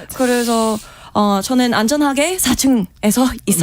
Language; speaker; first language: Korean; non-native, fluent; English